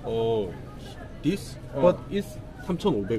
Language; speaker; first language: English; non-native, learner; Korean